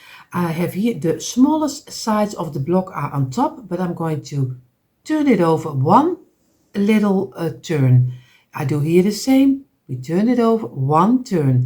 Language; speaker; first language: English; non-native, fluent; Dutch